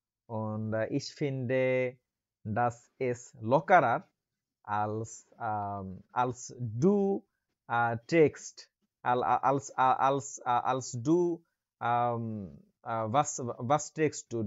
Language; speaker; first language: German; non-native, learner; Bangla